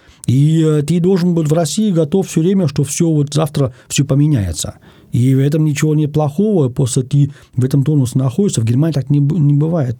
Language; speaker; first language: Russian; non-native, fluent; German